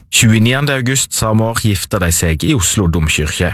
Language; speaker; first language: Norwegian; native; Norwegian